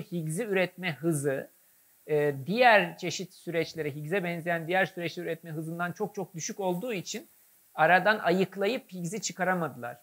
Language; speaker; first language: Turkish; native; Turkish